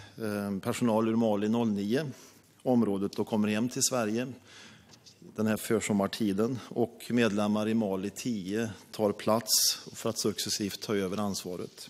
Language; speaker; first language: Swedish; native; Swedish